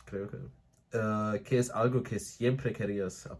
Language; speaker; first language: Spanish; non-native, learner; English